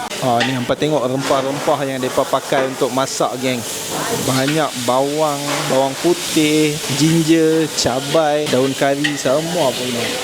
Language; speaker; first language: Malay; native; Malay